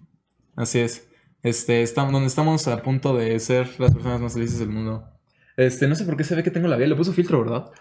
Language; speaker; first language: Spanish; native; Spanish